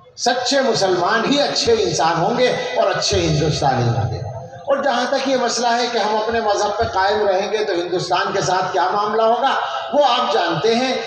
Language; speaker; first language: Urdu; native; Urdu